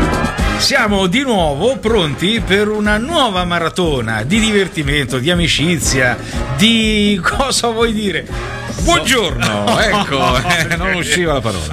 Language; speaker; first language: Italian; native; Italian